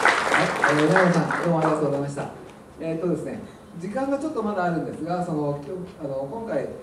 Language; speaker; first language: Japanese; native; Japanese